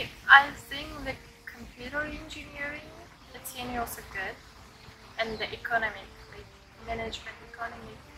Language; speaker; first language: English; non-native, learner; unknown